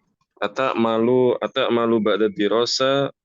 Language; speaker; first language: Arabic; non-native, learner; Indonesian